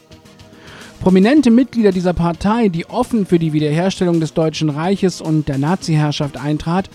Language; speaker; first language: German; native; German